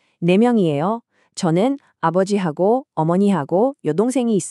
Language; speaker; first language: Korean; non-native, fluent; Filipino